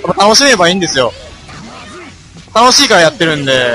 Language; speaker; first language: Japanese; native; Japanese